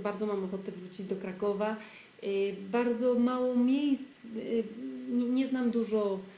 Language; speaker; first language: Polish; early bilingual, heritage; Polish